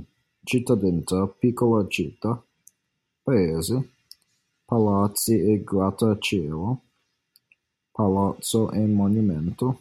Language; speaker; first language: Italian; non-native, learner; English